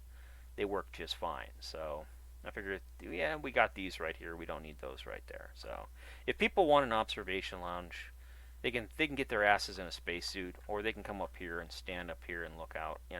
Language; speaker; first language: English; native; English